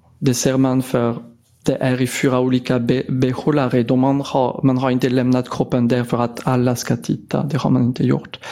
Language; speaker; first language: Swedish; non-native, fluent; French